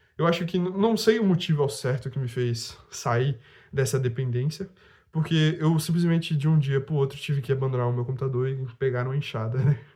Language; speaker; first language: Portuguese; native; Portuguese